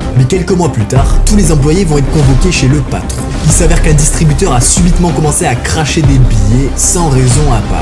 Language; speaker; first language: French; native; French